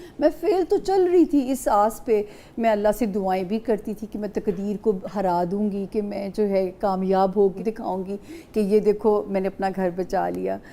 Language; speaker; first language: Urdu; non-native, local second language; Punjabi